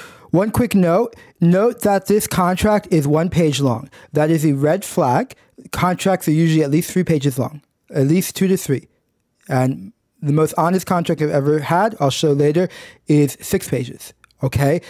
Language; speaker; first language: English; native; English